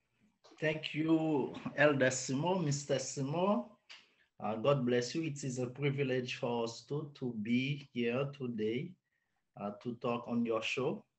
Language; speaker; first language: English; non-native, learner; Haitian Creole